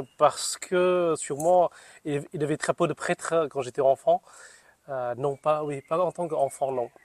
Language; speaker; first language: French; non-native, fluent; Vietnamese